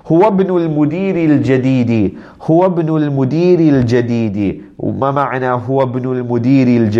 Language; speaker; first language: Arabic; non-native, fluent; English